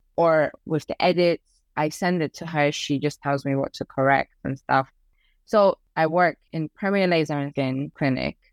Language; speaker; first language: English; early bilingual, other home language; Persian